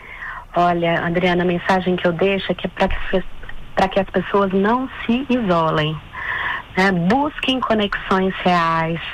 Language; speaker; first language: Portuguese; native; Portuguese